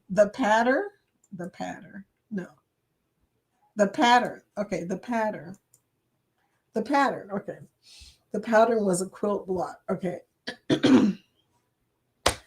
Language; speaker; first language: English; native; English